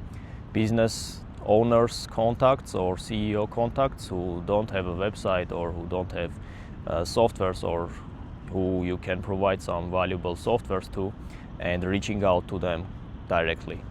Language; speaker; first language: English; non-native, fluent; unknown